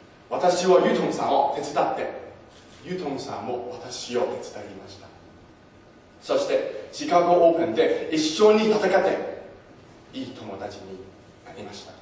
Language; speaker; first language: Japanese; non-native, learner; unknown